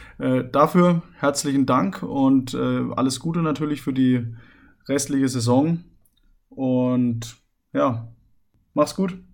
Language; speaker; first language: German; native; German